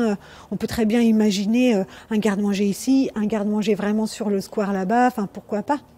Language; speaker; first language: French; native; French